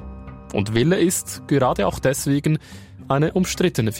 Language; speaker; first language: German; native; German